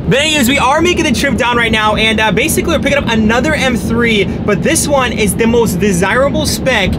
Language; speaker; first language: English; native; English